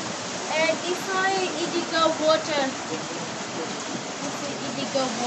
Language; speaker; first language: English; non-native, learner; Hmong